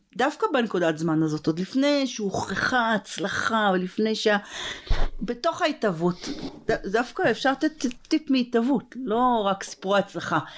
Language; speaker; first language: Hebrew; native; Hebrew